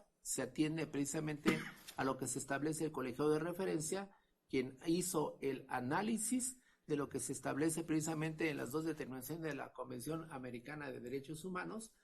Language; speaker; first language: Spanish; native; Spanish